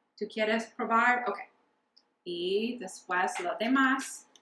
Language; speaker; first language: Spanish; non-native, learner; English